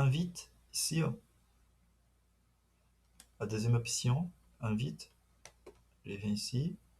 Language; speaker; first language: French; non-native, fluent; Portuguese